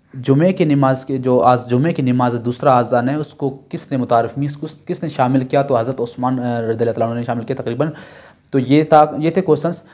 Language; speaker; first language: Urdu; non-native, local second language; Brahui